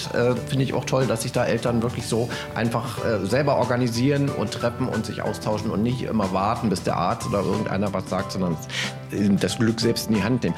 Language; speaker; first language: German; native; German